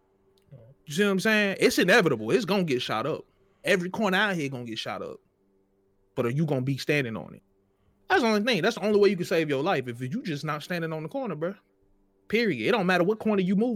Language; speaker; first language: English; native; English